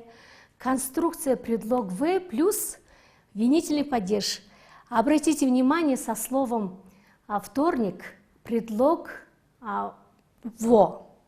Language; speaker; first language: Russian; non-native, fluent; Mongolian